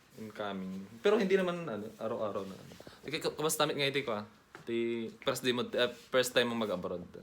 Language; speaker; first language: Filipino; non-native, local second language; Iloko